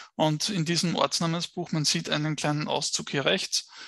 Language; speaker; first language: German; native; German